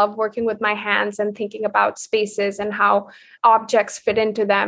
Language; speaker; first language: English; non-native, local second language; Hindi